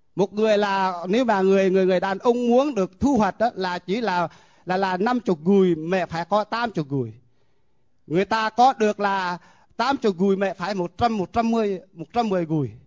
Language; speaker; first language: Vietnamese; non-native, local second language; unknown